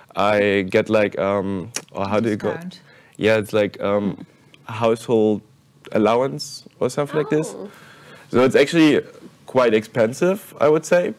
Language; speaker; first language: English; non-native, fluent; German